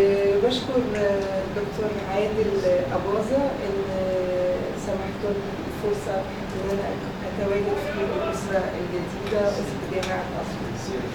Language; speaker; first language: Arabic; native; Arabic